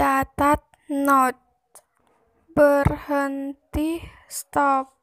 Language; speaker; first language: Indonesian; native; Indonesian